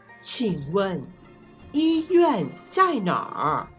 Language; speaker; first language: Chinese; non-native, fluent; Thai